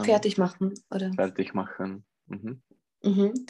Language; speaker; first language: German; non-native, learner; Czech